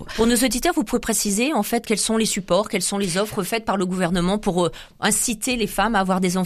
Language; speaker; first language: French; native; French